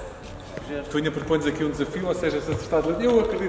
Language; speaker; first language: Portuguese; native; Portuguese